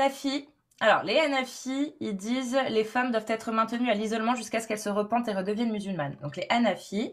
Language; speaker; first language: French; native; French